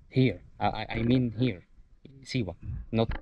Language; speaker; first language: English; non-native, learner; Arabic